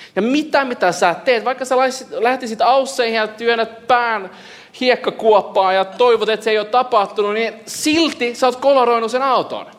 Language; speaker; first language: Finnish; early bilingual, heritage; Finnish